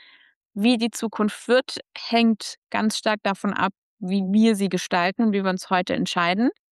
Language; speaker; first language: German; native; German